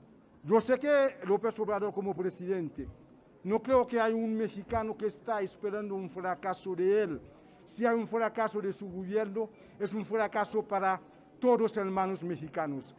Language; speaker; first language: Spanish; non-native, fluent; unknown